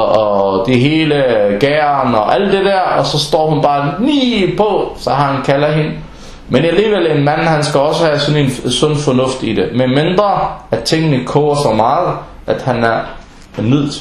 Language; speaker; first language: Danish; non-native, fluent; Arabic